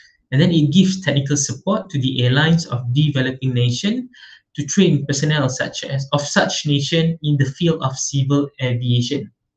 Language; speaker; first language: English; non-native, local second language; Malay